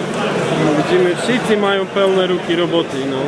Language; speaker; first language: Polish; non-native, learner; Slovak